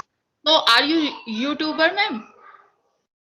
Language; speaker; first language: English; non-native, learner; Hindi